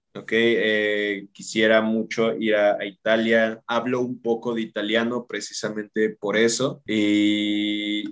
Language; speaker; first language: Spanish; native; Spanish